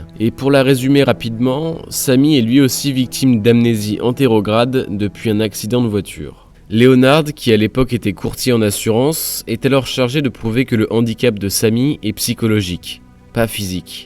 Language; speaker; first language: French; native; French